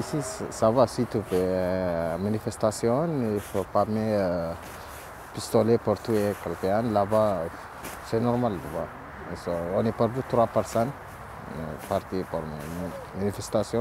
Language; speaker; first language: French; non-native, learner; Oromo